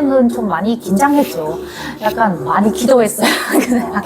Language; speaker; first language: Korean; non-native, learner; Vietnamese